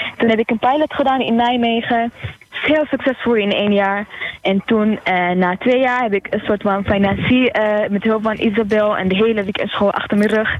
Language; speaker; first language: Dutch; non-native, fluent; Tigrinya